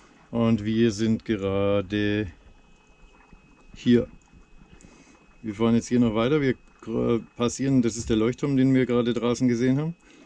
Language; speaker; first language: German; native; German